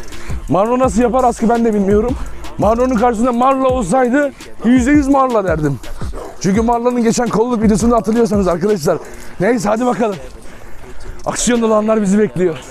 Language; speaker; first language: Turkish; native; Turkish